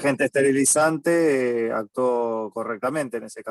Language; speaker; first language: Spanish; native; Spanish